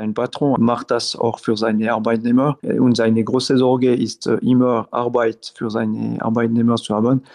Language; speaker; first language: German; non-native, local second language; French